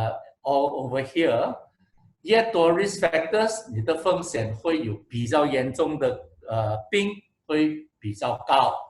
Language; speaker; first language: Chinese; non-native, local second language; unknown